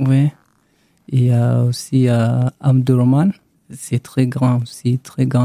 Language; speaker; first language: French; non-native, learner; Arabic